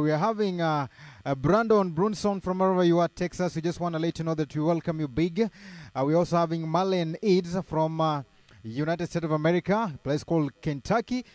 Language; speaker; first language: English; non-native, local second language; Luo (Kenya and Tanzania)